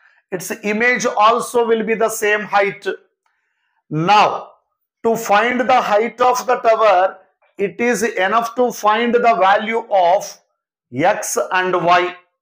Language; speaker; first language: English; non-native, local second language; Telugu